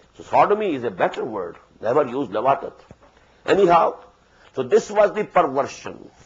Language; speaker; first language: English; non-native, local second language; Urdu